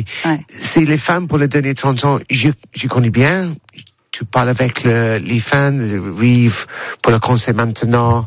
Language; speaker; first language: French; non-native, learner; English